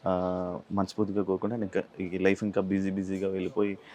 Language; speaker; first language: Telugu; native; Telugu